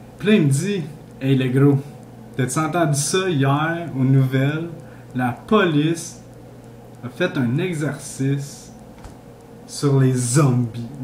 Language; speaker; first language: French; native; French